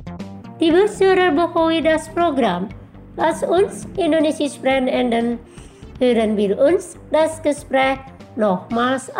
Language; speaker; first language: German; non-native, learner; Indonesian